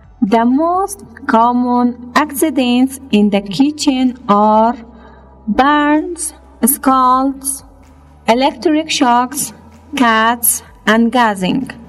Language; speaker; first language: English; non-native, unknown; Persian